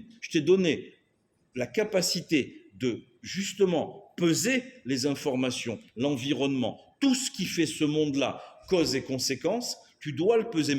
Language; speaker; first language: French; native; French